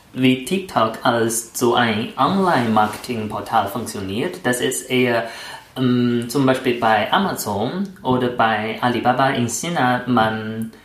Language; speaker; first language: German; non-native, fluent; Chinese